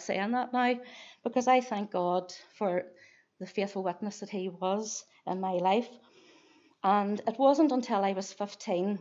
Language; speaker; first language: English; native; English